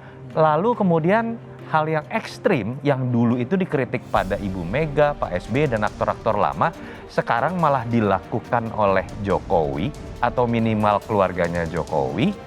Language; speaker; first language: Indonesian; native; Indonesian